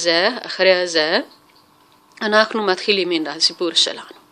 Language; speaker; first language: Hebrew; non-native, fluent; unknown